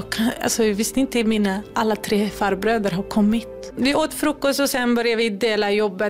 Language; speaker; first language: Swedish; non-native, fluent; Kurdish